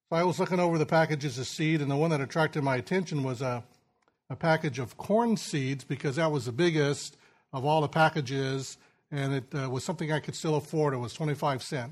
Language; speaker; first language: English; native; English